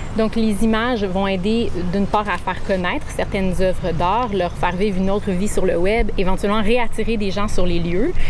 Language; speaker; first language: French; native; French